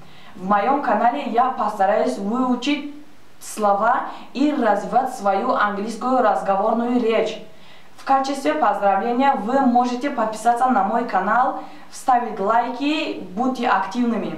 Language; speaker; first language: Russian; non-native, learner; Tajik